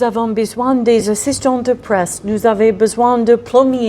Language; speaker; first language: French; non-native, fluent; English